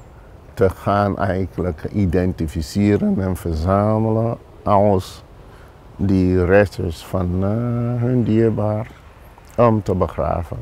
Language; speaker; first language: Dutch; non-native, fluent; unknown